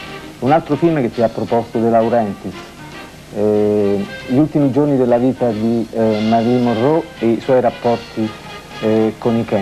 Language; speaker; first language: Italian; native; Italian